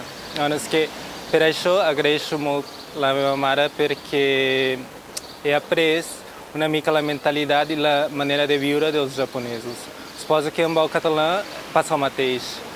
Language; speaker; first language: Catalan; non-native, fluent; Japanese